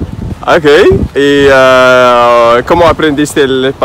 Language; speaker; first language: Spanish; non-native, fluent; Arabic